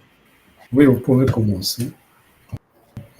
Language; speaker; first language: French; non-native, local second language; Arabic